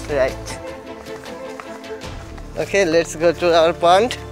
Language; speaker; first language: English; non-native, local second language; Bangla